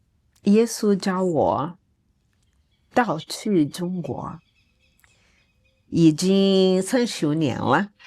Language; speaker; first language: Chinese; non-native, learner; Portuguese